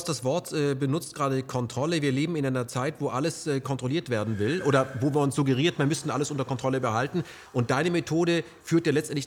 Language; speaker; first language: German; native; German